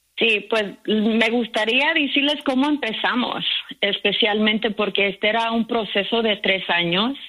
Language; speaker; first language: Spanish; early bilingual, heritage; Spanish